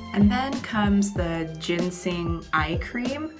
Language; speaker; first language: English; native; English